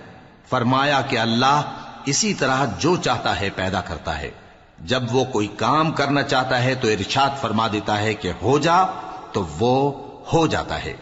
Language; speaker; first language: Urdu; native; Urdu